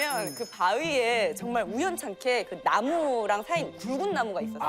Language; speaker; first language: Korean; native; Korean